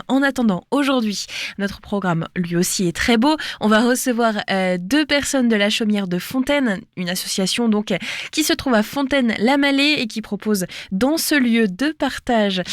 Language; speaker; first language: French; native; French